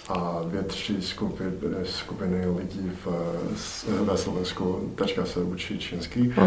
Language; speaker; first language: Czech; non-native, learner; Chinese